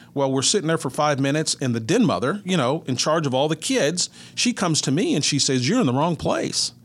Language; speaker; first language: English; native; English